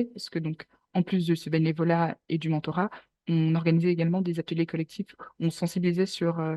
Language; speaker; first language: French; native; French